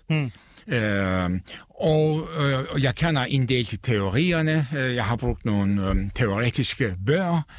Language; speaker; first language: Danish; non-native, fluent; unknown